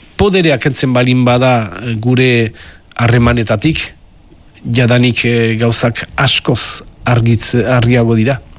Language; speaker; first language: Basque; native; Basque